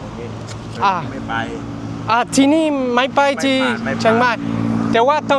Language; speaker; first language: Thai; non-native, learner; French